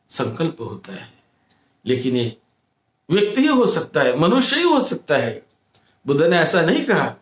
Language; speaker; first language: Hindi; non-native, local second language; Marathi